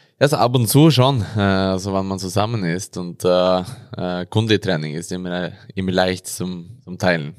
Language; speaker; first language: German; non-native, learner; Norwegian